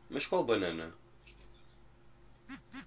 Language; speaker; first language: Portuguese; native; Portuguese